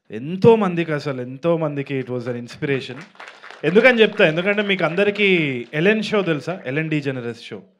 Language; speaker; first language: Telugu; native; Telugu